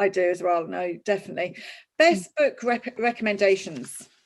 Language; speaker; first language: English; native; English